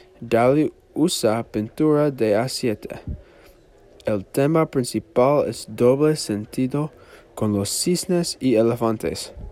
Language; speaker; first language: Spanish; non-native, learner; English